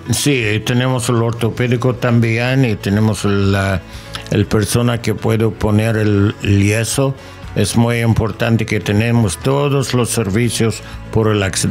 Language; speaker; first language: Spanish; non-native, learner; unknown